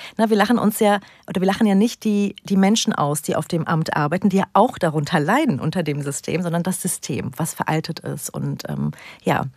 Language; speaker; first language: German; early bilingual, other home language; Turkish